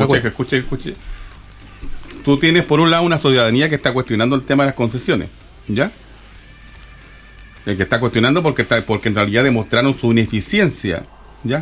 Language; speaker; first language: Spanish; native; Spanish